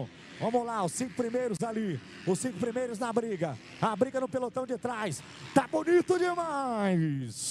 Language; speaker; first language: Portuguese; native; Portuguese